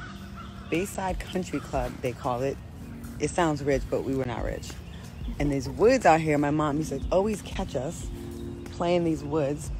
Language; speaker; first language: English; native; English